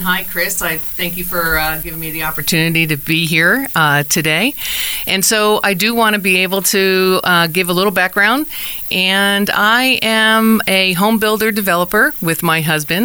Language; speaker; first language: English; native; English